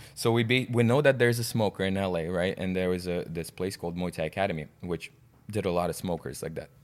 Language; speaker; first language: English; non-native, fluent; Russian